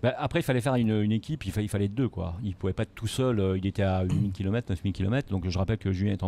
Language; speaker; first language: French; native; French